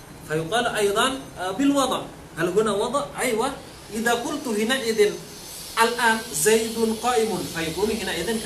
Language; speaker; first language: Arabic; non-native, fluent; Indonesian